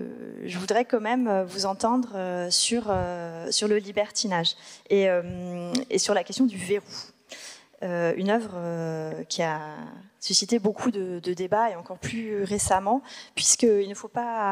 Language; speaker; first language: French; native; French